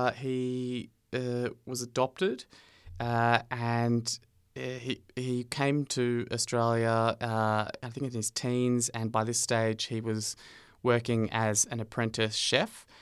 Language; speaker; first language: English; native; English